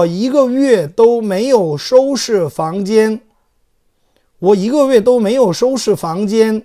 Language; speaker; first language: Chinese; non-native, fluent; Korean